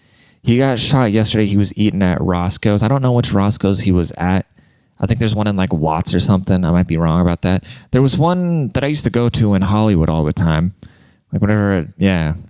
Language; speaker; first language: English; native; English